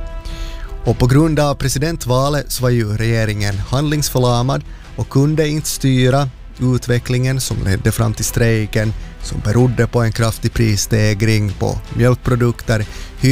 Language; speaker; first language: Swedish; native; Swedish